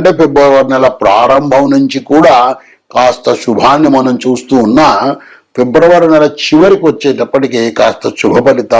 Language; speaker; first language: Telugu; native; Telugu